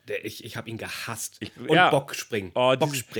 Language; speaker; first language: German; native; German